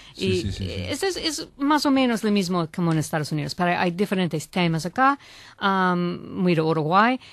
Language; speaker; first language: Spanish; non-native, learner; English